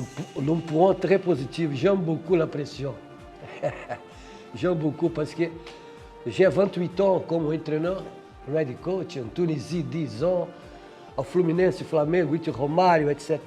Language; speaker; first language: French; non-native, fluent; Portuguese